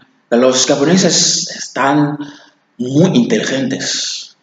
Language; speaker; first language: Spanish; non-native, learner; Fang